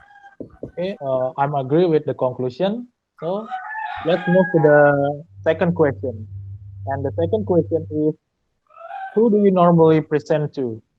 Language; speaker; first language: English; non-native, learner; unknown